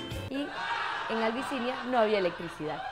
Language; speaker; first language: Spanish; native; Spanish